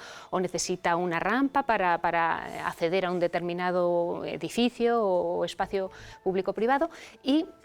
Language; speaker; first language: Spanish; native; Spanish